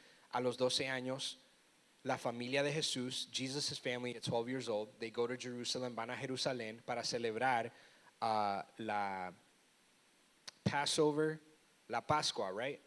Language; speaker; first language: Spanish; early bilingual, heritage; Spanish